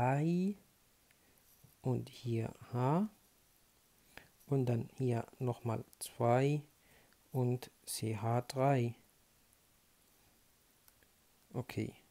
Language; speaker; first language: German; non-native, fluent; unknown